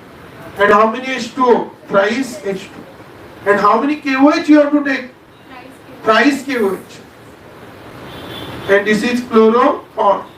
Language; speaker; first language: English; non-native, local second language; Marathi